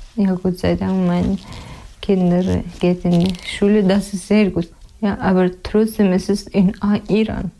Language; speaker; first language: German; non-native, learner; Persian